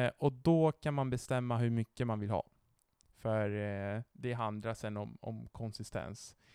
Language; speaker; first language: Swedish; non-native, fluent; Italian